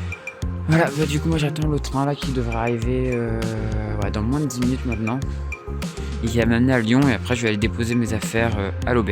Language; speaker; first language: French; native; French